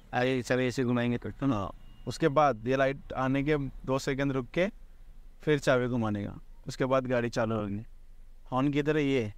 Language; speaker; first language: Hindi; non-native, local second language; Marathi